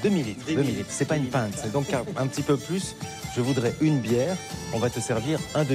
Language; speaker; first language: French; native; French